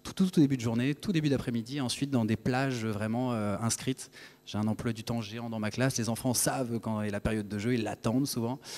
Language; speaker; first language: French; native; French